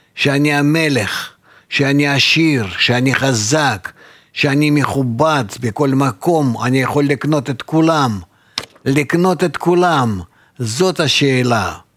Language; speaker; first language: Hebrew; non-native, fluent; Russian